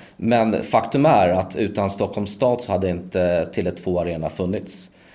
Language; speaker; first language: Swedish; native; Swedish